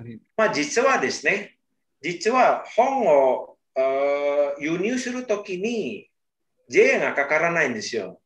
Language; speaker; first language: Japanese; non-native, learner; Indonesian